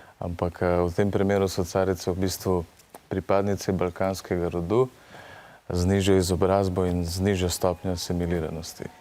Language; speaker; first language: Slovenian; early bilingual, other home language; Serbian